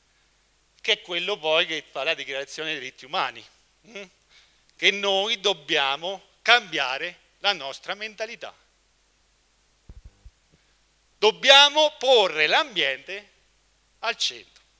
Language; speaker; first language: Italian; native; Italian